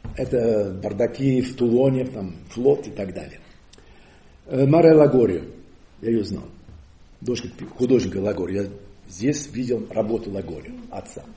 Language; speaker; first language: Russian; non-native, fluent; Occitan